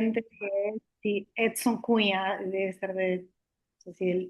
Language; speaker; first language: Spanish; native; Spanish